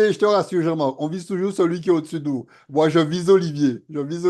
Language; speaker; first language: French; native; French